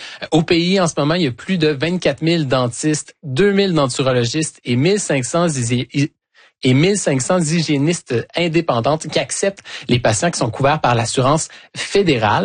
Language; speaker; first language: French; native; French